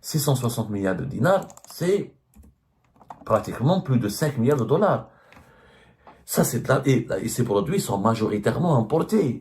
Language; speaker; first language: French; non-native, local second language; Arabic